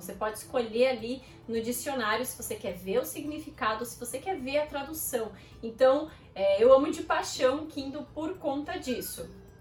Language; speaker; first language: Portuguese; native; Portuguese